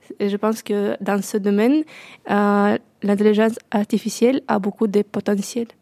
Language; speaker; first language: French; non-native, learner; Russian